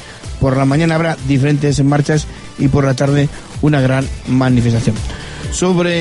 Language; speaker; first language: Spanish; native; Spanish